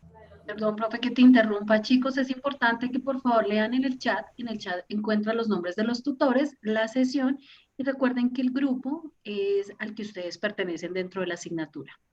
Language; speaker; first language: Spanish; native; Spanish